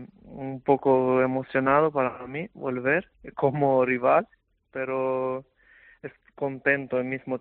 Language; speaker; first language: Spanish; non-native, fluent; Albanian